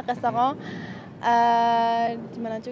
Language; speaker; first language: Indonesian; early bilingual, heritage; German